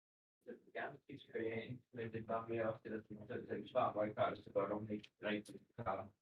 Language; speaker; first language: Danish; native; Danish